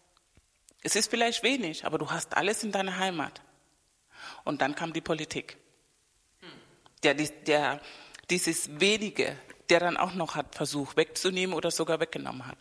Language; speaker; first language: German; non-native, fluent; Spanish